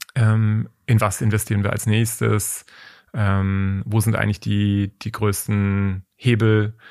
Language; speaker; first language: German; native; German